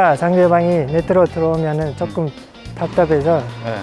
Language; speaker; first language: Korean; non-native, fluent; Uzbek